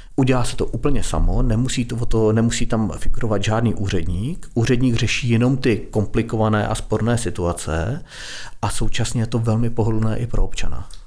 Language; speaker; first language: Czech; native; Czech